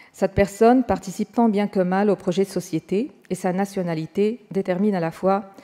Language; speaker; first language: French; non-native, fluent; Arabic